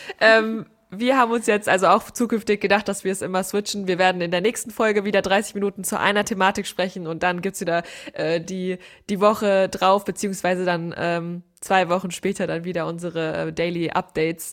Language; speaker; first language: German; native; German